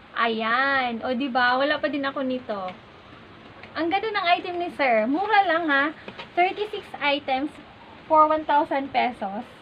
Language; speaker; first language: Filipino; non-native, local second language; Cebuano